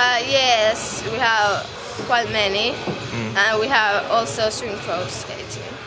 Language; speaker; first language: English; non-native, learner; Finnish